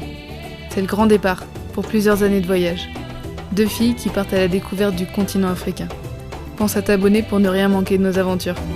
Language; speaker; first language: French; native; French